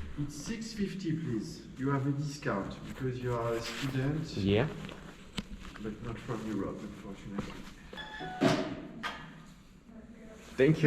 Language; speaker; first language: English; non-native, fluent; French